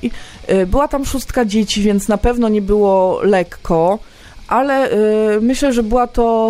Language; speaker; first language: Polish; native; Polish